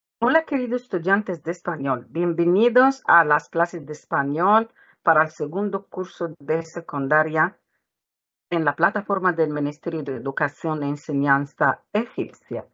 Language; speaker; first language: Spanish; non-native, fluent; Arabic